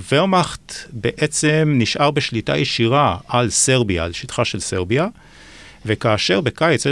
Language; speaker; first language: Hebrew; native; Hebrew